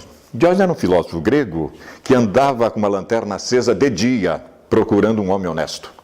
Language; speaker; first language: Portuguese; native; Portuguese